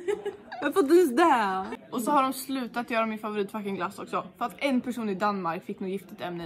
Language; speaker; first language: Swedish; native; Swedish